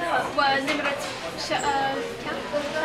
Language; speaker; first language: Arabic; non-native, learner; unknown